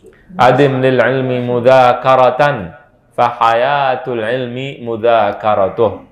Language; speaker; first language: Arabic; non-native, fluent; Indonesian